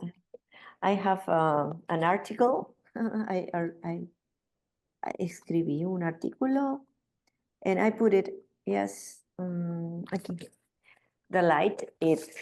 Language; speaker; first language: English; non-native, learner; Spanish